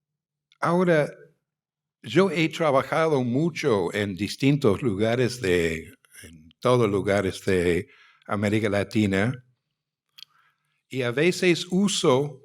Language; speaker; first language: Spanish; non-native, fluent; English